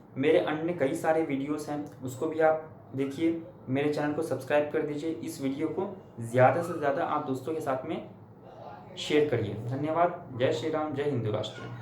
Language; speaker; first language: Hindi; native; Hindi